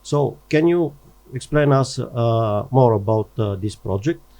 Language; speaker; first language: English; non-native, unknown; Bulgarian